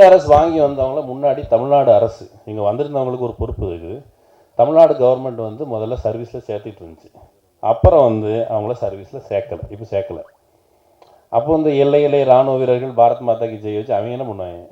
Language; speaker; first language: Tamil; native; Tamil